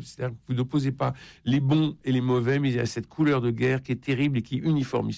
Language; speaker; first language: French; native; French